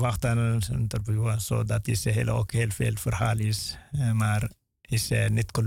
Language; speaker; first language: Dutch; non-native, learner; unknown